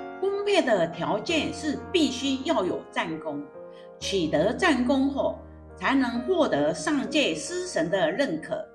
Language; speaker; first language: Chinese; native; Chinese